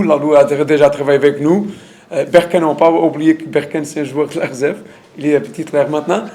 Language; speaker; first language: French; non-native, learner; Portuguese